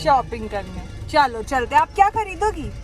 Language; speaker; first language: Hindi; native; Hindi